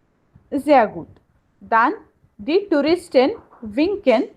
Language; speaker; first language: German; non-native, fluent; Hindi